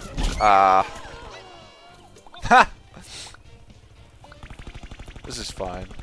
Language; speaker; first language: English; native; English